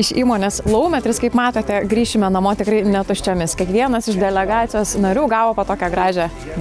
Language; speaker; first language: Lithuanian; native; Lithuanian